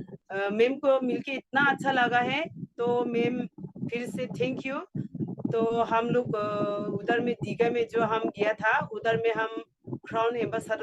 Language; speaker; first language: Hindi; non-native, local second language; Garo